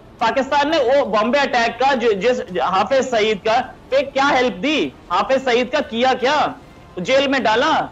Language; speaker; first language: Hindi; native; Hindi